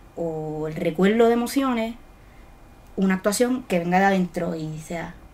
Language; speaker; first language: Spanish; native; Spanish